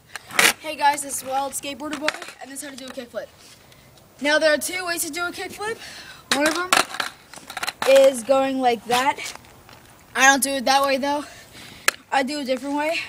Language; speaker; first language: English; native; English